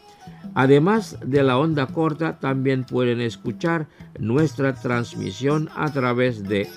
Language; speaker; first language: Spanish; non-native, fluent; Indonesian